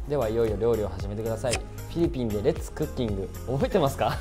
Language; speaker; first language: Japanese; native; Japanese